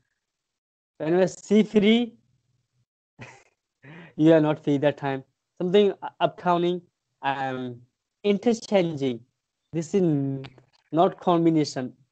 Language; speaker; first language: English; non-native, fluent; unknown